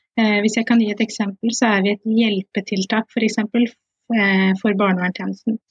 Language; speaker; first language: Norwegian; early bilingual, other home language; Somali